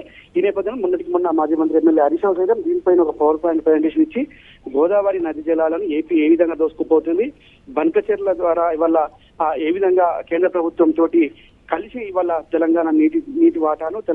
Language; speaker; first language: Telugu; native; Telugu